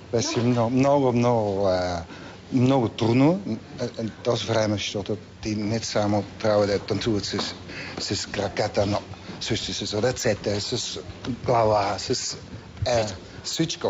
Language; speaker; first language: Bulgarian; non-native, learner; Dutch